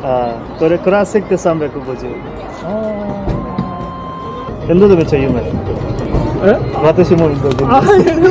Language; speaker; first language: Japanese; non-native, fluent; Hindi